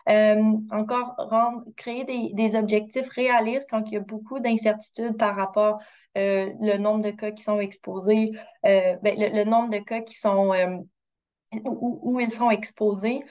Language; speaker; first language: French; native; French